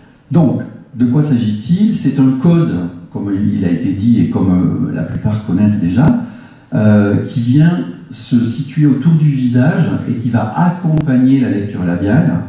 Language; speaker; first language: French; native; French